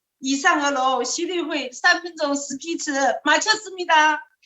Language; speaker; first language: Korean; non-native, learner; Chinese